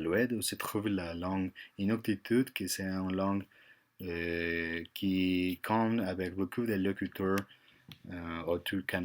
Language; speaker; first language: French; non-native, learner; Spanish